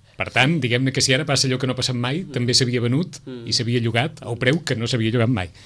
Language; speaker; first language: Catalan; native; Catalan